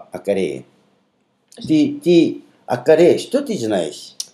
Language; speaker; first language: Russian; non-native, learner; Korean